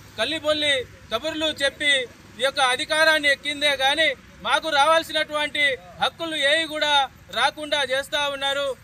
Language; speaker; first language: Telugu; non-native, local second language; Lambadi